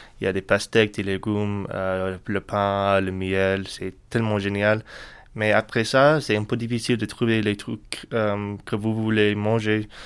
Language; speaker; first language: French; non-native, learner; English